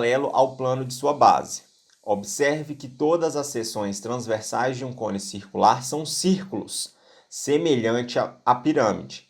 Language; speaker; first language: Portuguese; native; Portuguese